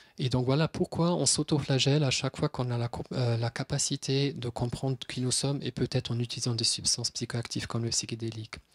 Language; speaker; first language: French; non-native, fluent; German